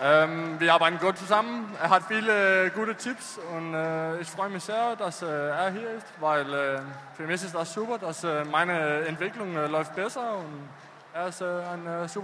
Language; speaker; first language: German; non-native, learner; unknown